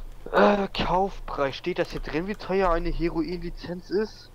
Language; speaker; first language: German; native; German